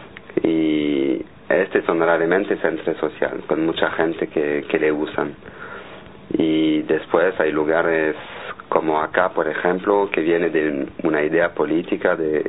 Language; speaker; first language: Spanish; non-native, fluent; French